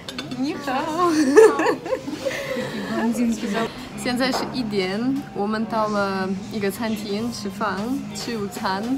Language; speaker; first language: Chinese; non-native, fluent; Russian